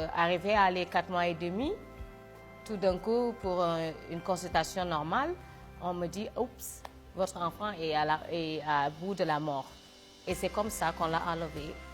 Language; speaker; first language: French; non-native, local second language; Wolof